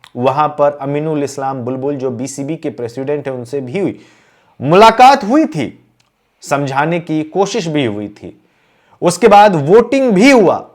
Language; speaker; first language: Hindi; native; Hindi